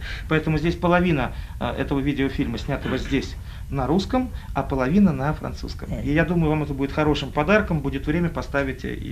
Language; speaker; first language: Russian; native; Russian